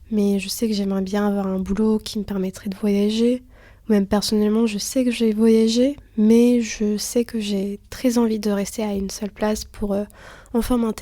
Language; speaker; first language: French; early bilingual, other home language; Lithuanian